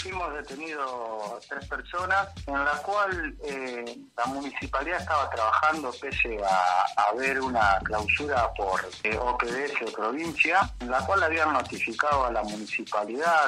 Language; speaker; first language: Spanish; native; Spanish